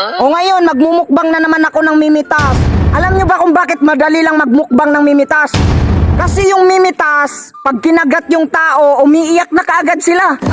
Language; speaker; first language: Filipino; non-native, local second language; Cebuano